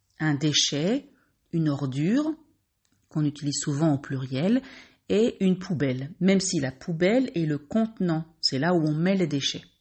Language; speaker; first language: French; native; French